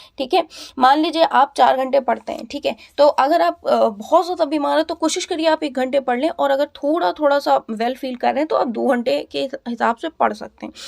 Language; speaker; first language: Hindi; native; Hindi